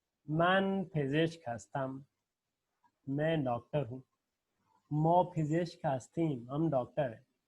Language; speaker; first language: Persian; non-native, fluent; Urdu